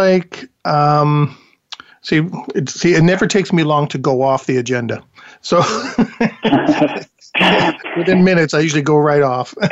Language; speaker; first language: English; native; English